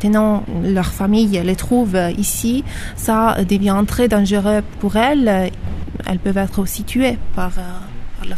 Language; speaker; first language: French; non-native, fluent; Italian